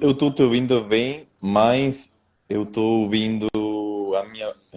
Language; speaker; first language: Portuguese; non-native, fluent; Spanish